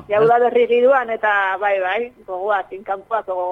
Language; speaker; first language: Basque; native; Basque